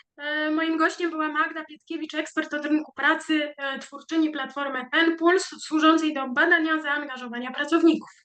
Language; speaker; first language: Polish; native; Polish